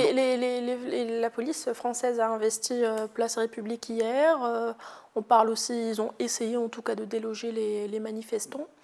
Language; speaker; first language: French; non-native, local second language; Arabic